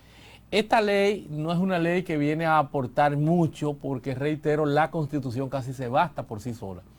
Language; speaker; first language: Spanish; native; Spanish